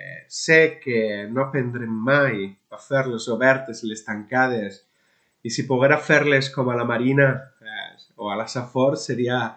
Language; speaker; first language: Catalan; non-native, local second language; Spanish